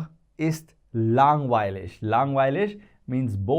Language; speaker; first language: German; non-native, fluent; Hindi